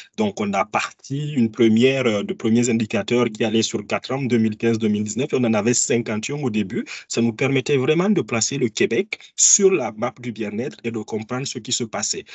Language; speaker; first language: French; native; French